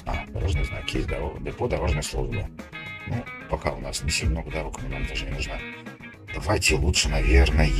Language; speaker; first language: Russian; native; Russian